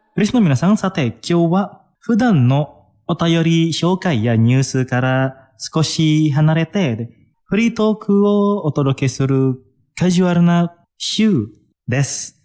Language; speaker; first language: Japanese; non-native, fluent; Indonesian